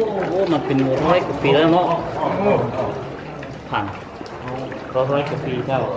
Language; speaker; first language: Thai; non-native, learner; Hmong